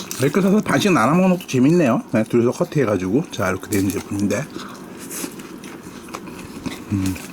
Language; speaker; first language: Korean; native; Korean